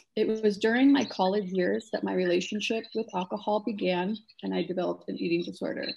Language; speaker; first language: English; native; English